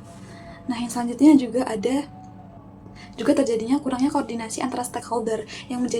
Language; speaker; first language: Indonesian; native; Indonesian